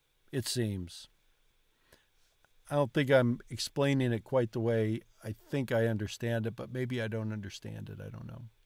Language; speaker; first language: English; native; English